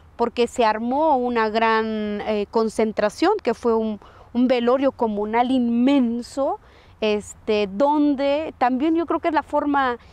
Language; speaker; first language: Spanish; native; Spanish